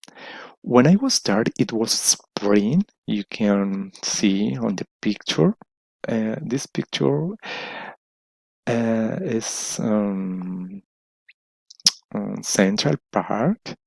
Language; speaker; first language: English; non-native, learner; Spanish